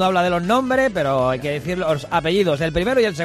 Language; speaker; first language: Spanish; native; Spanish